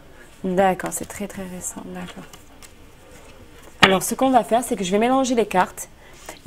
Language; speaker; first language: French; native; French